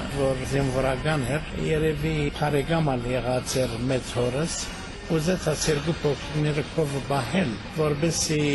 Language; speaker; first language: Armenian; early bilingual, heritage; Armenian